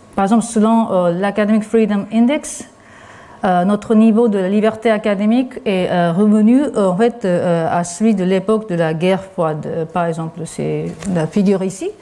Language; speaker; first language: French; non-native, fluent; Japanese